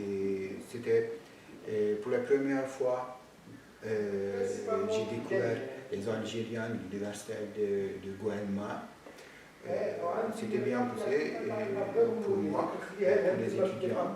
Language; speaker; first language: French; non-native, fluent; Turkish